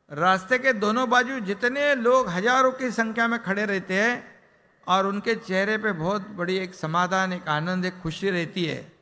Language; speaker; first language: Hindi; non-native, local second language; Marathi